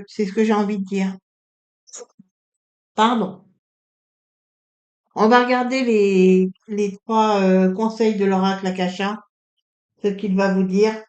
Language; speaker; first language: French; native; French